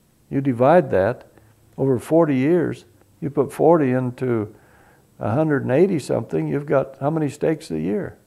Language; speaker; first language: English; early bilingual, other home language; Spanish